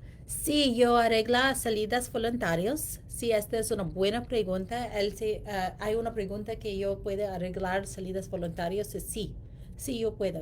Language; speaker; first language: Spanish; non-native, learner; English